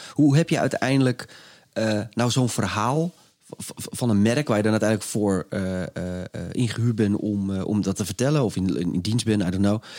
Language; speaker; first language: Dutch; native; Dutch